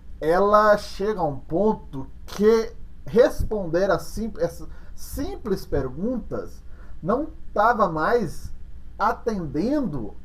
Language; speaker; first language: Portuguese; native; Portuguese